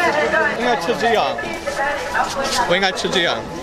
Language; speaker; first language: Chinese; non-native, learner; English